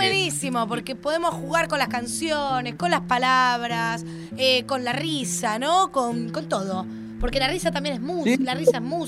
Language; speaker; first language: Spanish; native; Spanish